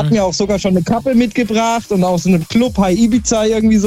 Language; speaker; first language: German; native; German